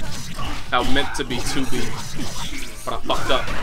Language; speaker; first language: English; native; English